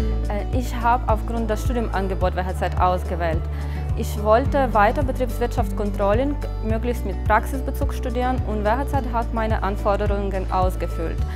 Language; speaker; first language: German; non-native, fluent; Ukrainian